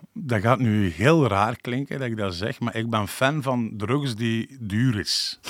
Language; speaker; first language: Dutch; non-native, local second language; Turkish